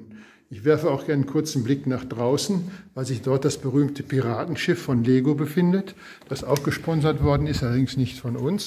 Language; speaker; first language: German; native; German